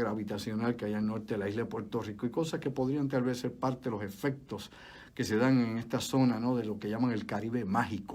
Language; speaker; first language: Spanish; native; Spanish